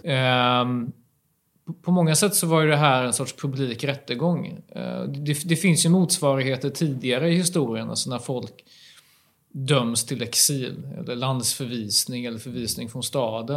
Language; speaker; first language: Swedish; native; Swedish